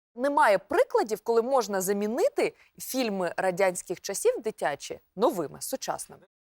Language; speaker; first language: Ukrainian; native; Ukrainian